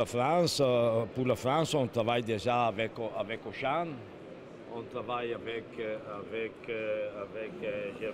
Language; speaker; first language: French; non-native, fluent; Italian